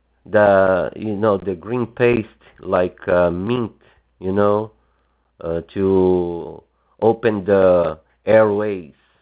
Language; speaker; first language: English; non-native, fluent; Portuguese